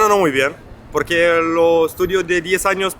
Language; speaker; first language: Spanish; non-native, learner; Romanian